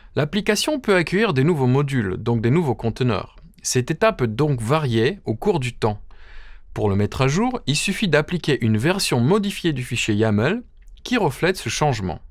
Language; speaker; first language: French; native; French